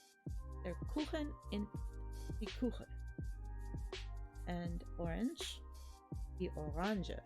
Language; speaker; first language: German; non-native, learner; English